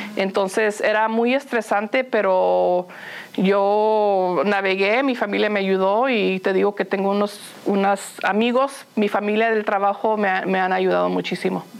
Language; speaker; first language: Spanish; early bilingual, heritage; Spanish